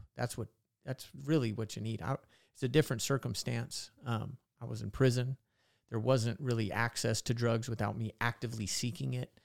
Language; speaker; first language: English; native; English